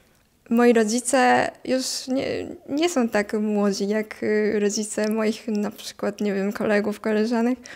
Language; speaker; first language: Polish; non-native, fluent; Japanese